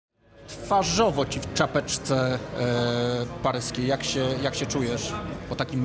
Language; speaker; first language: Polish; native; Polish